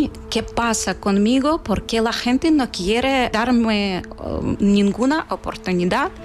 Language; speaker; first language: Spanish; non-native, fluent; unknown